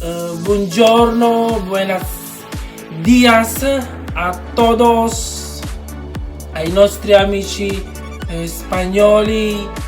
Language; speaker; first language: Italian; non-native, fluent; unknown